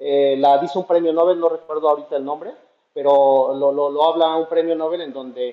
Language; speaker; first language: Spanish; native; Spanish